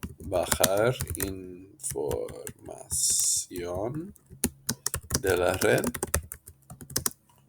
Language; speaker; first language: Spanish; non-native, fluent; English